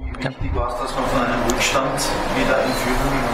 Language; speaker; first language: German; native; German